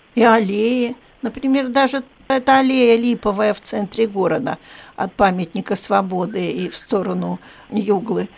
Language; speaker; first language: Russian; native; Russian